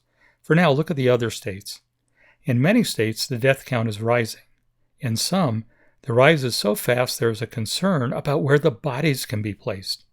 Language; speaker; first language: English; native; English